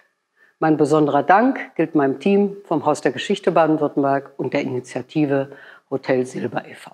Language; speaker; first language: German; native; German